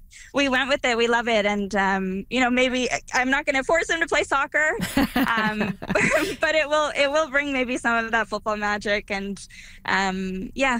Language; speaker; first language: English; early bilingual, other home language; Croatian